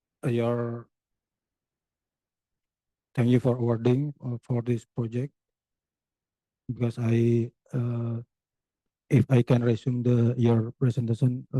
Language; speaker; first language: English; non-native, learner; Indonesian